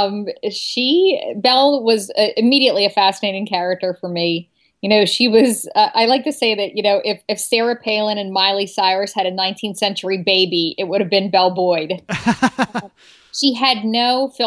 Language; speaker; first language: English; native; English